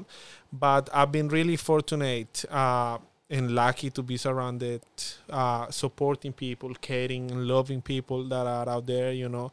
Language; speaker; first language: English; non-native, fluent; Spanish